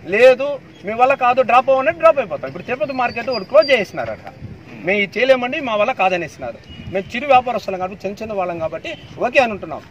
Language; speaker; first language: Telugu; native; Telugu